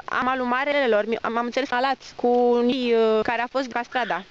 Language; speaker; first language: Romanian; native; Romanian